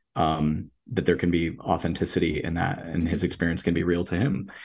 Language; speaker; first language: English; native; English